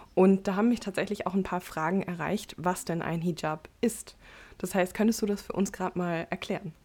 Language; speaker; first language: German; native; German